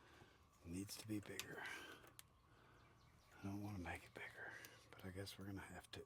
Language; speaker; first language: English; native; English